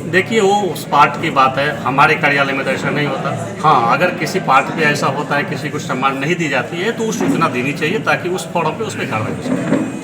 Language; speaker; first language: Hindi; native; Hindi